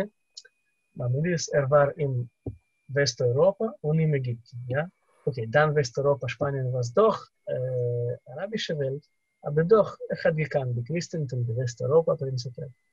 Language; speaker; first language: German; non-native, fluent; Russian